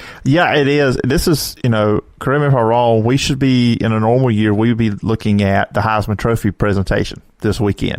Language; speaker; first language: English; native; English